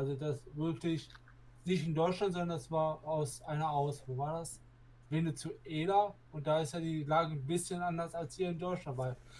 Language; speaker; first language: German; native; German